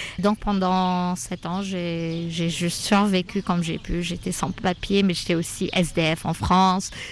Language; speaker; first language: French; non-native, local second language; Arabic